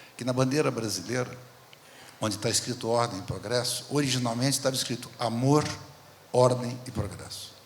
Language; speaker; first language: Portuguese; native; Portuguese